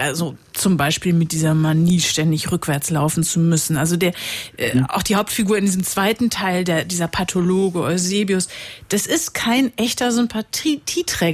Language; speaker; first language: German; native; German